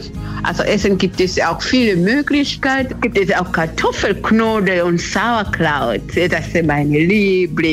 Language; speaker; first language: German; non-native, learner; Swahili